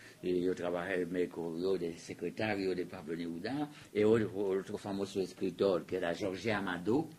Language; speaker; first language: Spanish; non-native, fluent; French